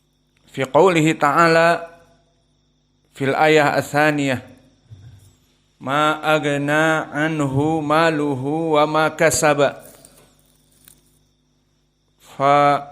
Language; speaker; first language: Arabic; non-native, fluent; Indonesian